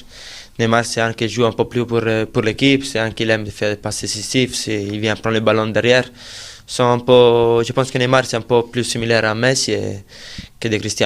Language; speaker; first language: French; non-native, fluent; Italian